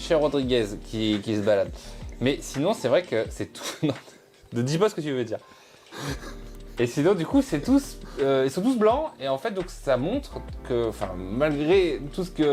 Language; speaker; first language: French; native; French